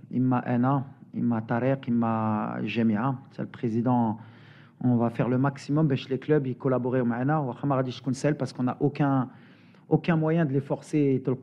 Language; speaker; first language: French; native; French